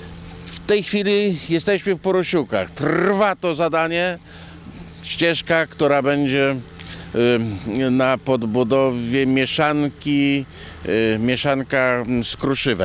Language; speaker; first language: Polish; native; Polish